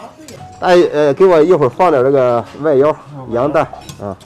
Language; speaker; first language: Chinese; native; Chinese